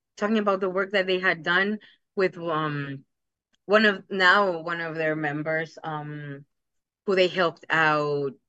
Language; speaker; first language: English; early bilingual, other home language; Spanish